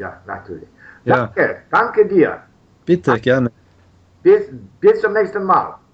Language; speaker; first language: German; non-native, learner; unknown